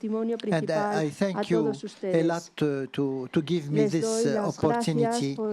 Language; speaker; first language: English; non-native, fluent; Arabic